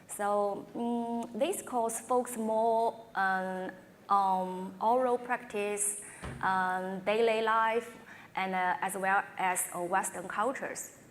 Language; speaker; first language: English; non-native, fluent; Chinese